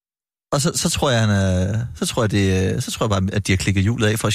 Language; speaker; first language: Danish; native; Danish